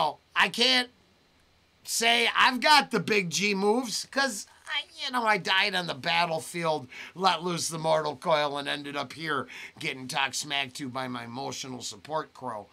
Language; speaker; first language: English; native; English